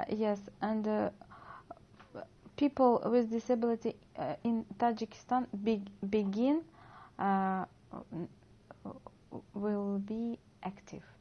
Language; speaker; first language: English; non-native, learner; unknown